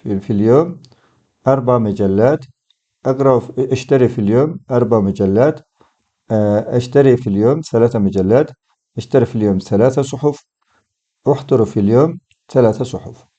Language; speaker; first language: Arabic; non-native, fluent; Turkish